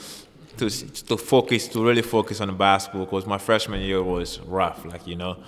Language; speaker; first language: English; non-native, fluent; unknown